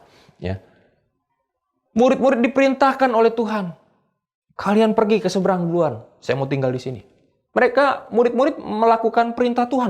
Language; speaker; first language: Indonesian; native; Indonesian